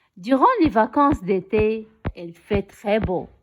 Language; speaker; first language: French; non-native, local second language; Arabic